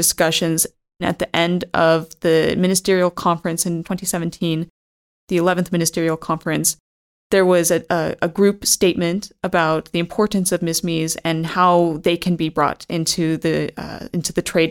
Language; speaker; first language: English; native; English